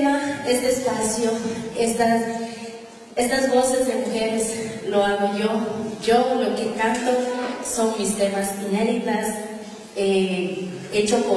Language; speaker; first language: Spanish; non-native, local second language; Quechua